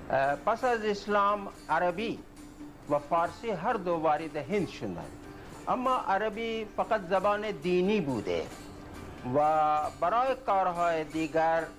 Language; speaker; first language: Persian; non-native, fluent; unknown